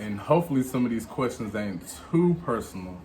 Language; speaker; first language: English; native; English